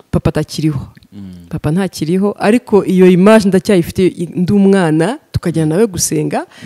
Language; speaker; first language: Kinyarwanda; early bilingual, heritage; Kinyarwanda